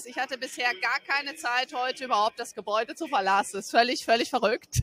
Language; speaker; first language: German; native; German